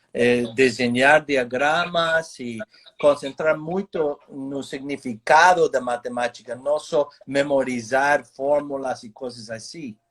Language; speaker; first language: Portuguese; non-native, fluent; English